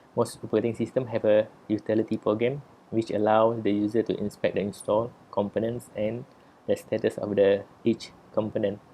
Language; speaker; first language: English; non-native, local second language; Malay